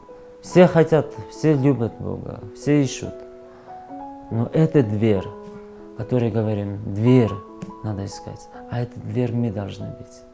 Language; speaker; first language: Russian; non-native, fluent; Georgian